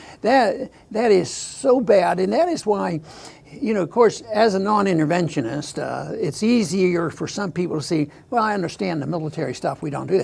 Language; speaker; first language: English; native; English